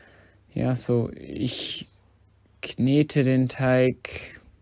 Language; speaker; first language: German; non-native, fluent; English